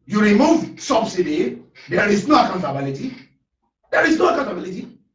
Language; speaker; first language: English; non-native, local second language; Yoruba